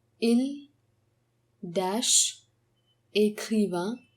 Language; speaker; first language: French; non-native, fluent; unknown